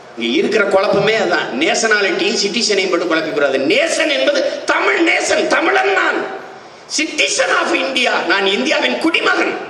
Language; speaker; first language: Tamil; native; Tamil